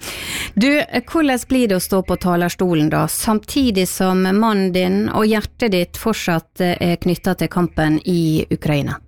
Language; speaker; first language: Norwegian; native; Norwegian